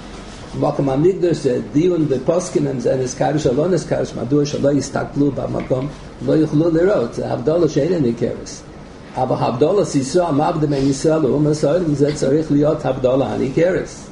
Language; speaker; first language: Hebrew; non-native, fluent; English